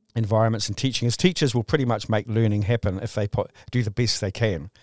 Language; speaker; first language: English; native; English